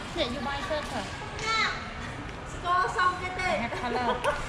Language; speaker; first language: English; non-native, learner; Khmer